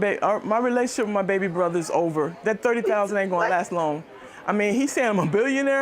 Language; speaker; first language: English; native; English